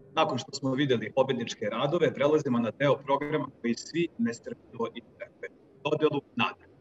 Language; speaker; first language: Serbian; native; Serbian